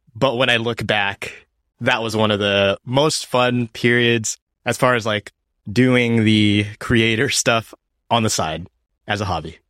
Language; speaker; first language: English; early bilingual, other home language; Japanese